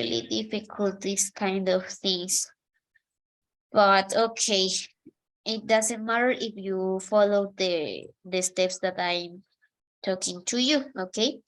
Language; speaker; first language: English; non-native, fluent; Spanish